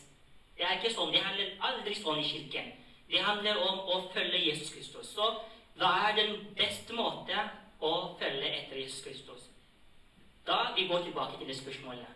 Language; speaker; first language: Norwegian; non-native, fluent; Tigrinya